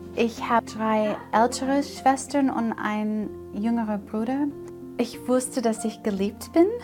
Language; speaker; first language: German; non-native, fluent; English